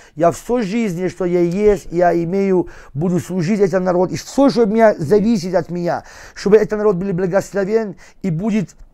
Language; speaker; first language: Russian; non-native, fluent; Persian